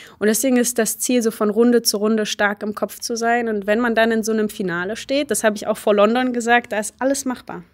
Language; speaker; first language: German; early bilingual, other home language; Polish